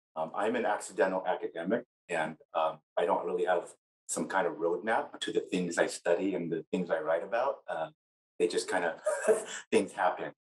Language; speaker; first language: English; native; English